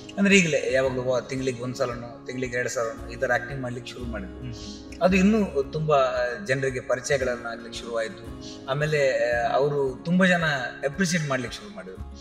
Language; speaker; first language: Kannada; non-native, local second language; Tulu